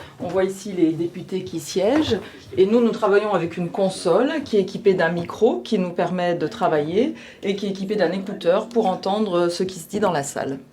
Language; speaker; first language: French; native; French